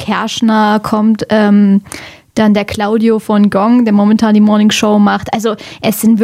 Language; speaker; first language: German; native; German